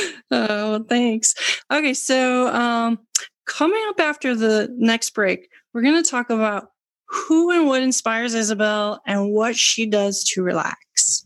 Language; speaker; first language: English; native; English